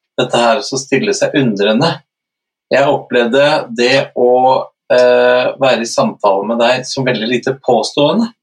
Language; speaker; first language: Norwegian; native; Norwegian